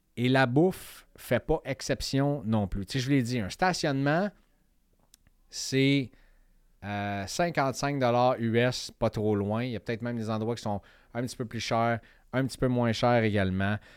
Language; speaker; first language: French; native; French